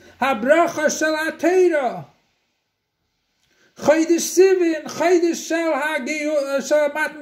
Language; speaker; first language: Hebrew; non-native, fluent; English